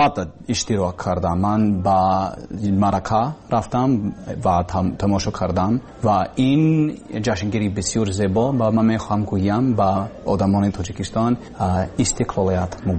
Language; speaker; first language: Persian; non-native, learner; English